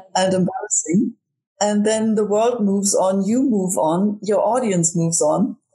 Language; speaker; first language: English; non-native, fluent; German